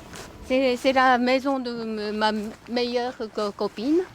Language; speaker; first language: French; non-native, fluent; Japanese